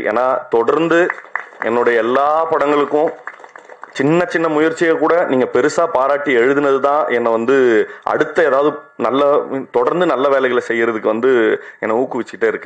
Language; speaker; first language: Tamil; native; Tamil